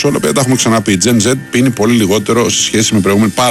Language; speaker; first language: Greek; native; Greek